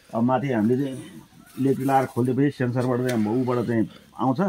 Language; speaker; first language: Nepali; native; Nepali